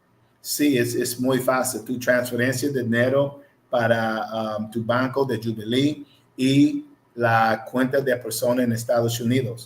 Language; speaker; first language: Spanish; non-native, learner; English